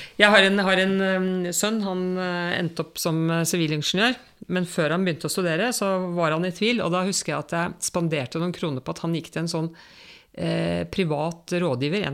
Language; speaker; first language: Norwegian; native; Norwegian